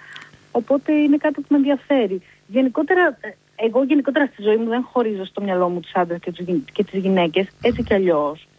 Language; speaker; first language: Greek; native; Greek